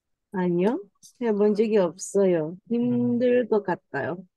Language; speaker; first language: Korean; non-native, learner; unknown